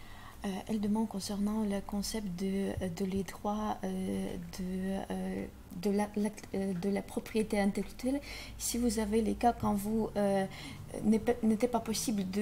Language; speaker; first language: French; non-native, learner; Russian